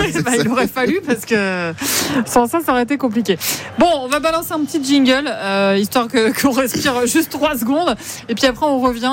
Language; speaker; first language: French; native; French